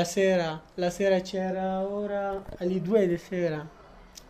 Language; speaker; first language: Italian; non-native, learner; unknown